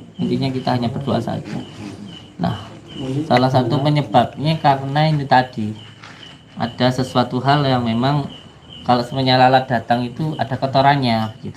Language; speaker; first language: Indonesian; non-native, local second language; Javanese